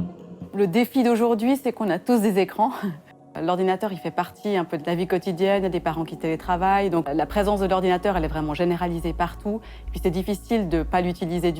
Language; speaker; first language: French; native; French